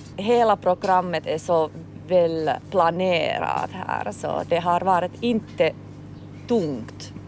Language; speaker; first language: Swedish; non-native, local second language; Finnish